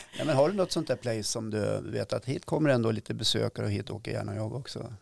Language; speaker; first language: Swedish; native; Swedish